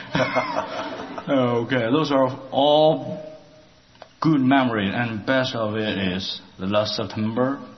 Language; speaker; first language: English; non-native, learner; Chinese